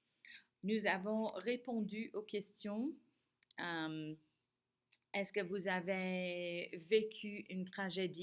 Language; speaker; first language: French; non-native, fluent; English